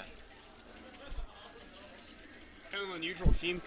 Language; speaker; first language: English; native; English